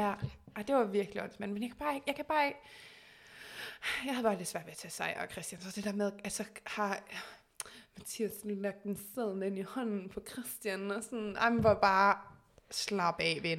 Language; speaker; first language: Danish; native; Danish